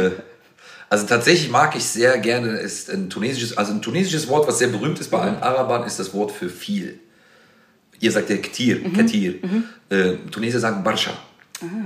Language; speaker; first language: German; native; German